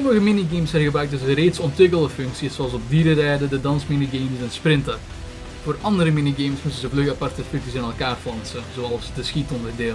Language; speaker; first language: Dutch; native; Dutch